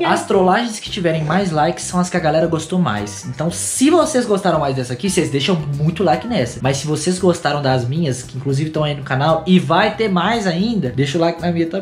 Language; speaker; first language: Portuguese; native; Portuguese